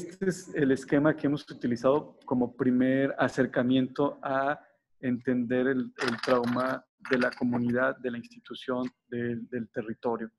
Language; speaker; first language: Spanish; native; Spanish